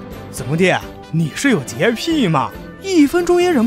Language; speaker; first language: Chinese; native; Chinese